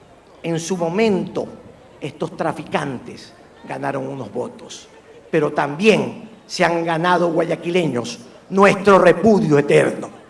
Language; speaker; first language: Spanish; native; Spanish